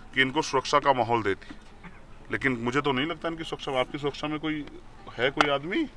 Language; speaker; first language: Hindi; native; Hindi